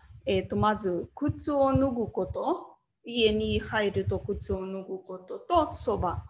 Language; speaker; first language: Japanese; non-native, learner; Slovenian